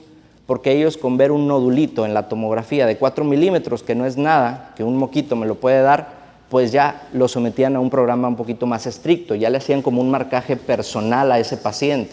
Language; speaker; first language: Spanish; native; Spanish